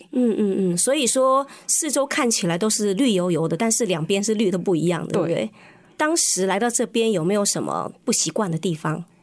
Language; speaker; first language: Chinese; native; Chinese